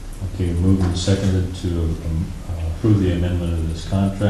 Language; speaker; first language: English; native; English